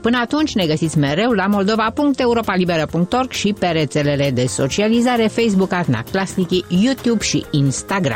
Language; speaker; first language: Romanian; native; Romanian